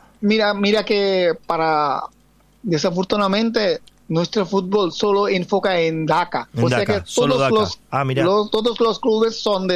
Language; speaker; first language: Spanish; non-native, fluent; Bangla